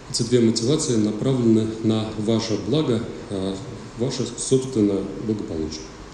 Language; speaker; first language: Russian; native; Russian